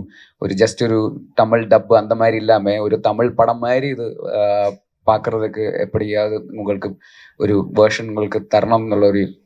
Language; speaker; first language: Tamil; non-native, local second language; Malayalam